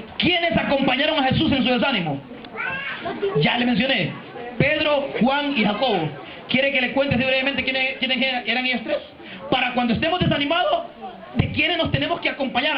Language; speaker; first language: Spanish; native; Spanish